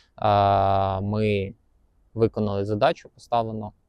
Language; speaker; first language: Ukrainian; native; Ukrainian